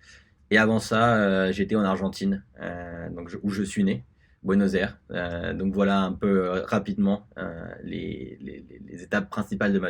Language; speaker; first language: French; early bilingual, other home language; Spanish